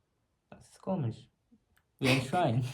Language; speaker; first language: German; non-native, learner; Malayalam